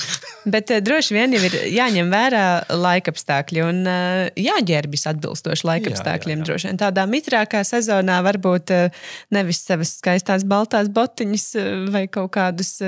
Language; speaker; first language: Latvian; native; Latvian